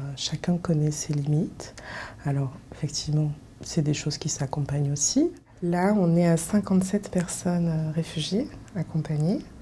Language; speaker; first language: French; native; French